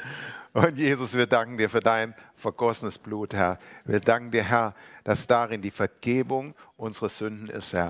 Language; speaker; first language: German; native; German